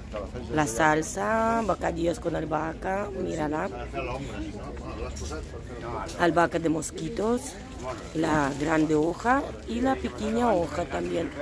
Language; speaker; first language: Spanish; non-native, fluent; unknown